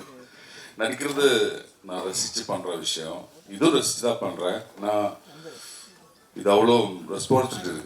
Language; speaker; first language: Tamil; non-native, learner; Malayalam